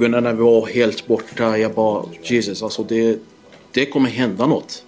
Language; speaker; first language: Swedish; non-native, fluent; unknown